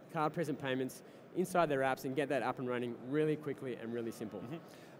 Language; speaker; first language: English; native; English